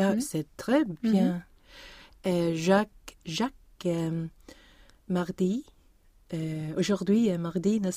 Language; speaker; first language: French; non-native, learner; Swedish